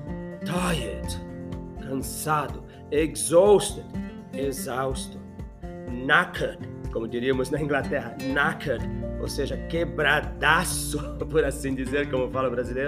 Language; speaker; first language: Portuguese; non-native, fluent; English